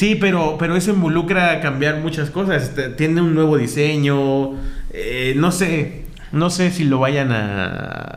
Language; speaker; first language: Spanish; native; Spanish